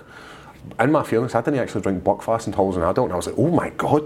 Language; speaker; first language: English; native; English